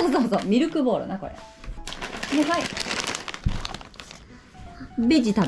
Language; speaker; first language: Japanese; native; Japanese